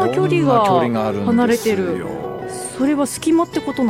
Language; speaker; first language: Japanese; native; Japanese